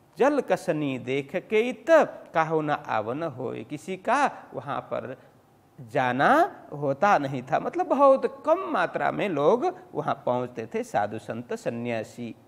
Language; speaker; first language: Hindi; native; Hindi